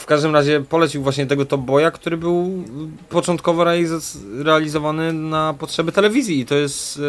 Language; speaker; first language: Polish; native; Polish